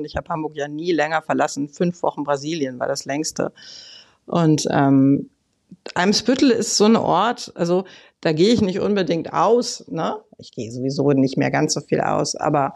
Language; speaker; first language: German; native; German